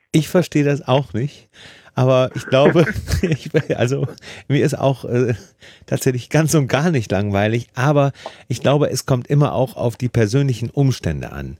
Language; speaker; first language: German; native; German